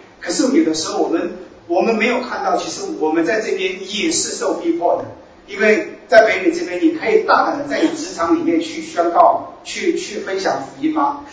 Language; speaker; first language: Chinese; native; Chinese